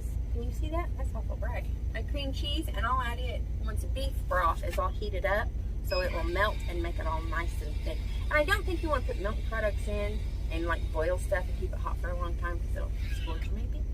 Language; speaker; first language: English; native; English